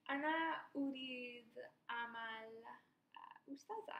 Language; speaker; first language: Arabic; non-native, learner; English